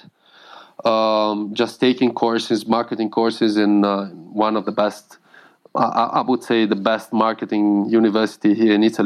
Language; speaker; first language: English; non-native, fluent; Italian